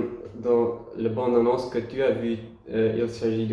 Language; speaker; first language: French; non-native, learner; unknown